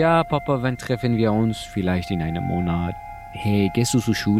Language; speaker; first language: German; non-native, learner; Persian